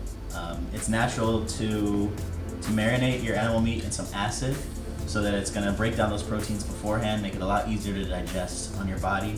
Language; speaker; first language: English; native; English